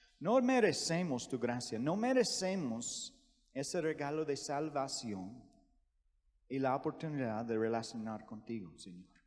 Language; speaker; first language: Spanish; non-native, fluent; English